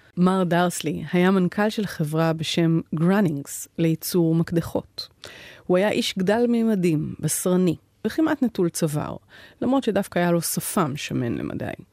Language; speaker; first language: Hebrew; native; Hebrew